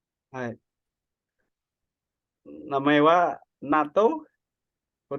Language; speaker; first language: Japanese; non-native, learner; Indonesian